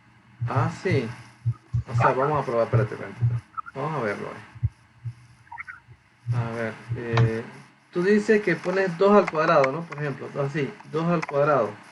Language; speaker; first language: Spanish; native; Spanish